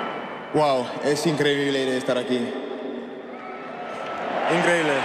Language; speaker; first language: Spanish; non-native, learner; French